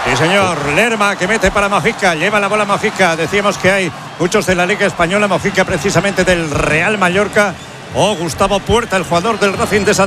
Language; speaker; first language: Spanish; native; Spanish